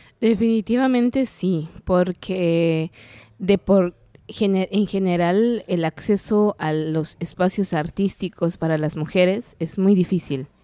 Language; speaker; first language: Spanish; non-native, local second language; Kaqchikel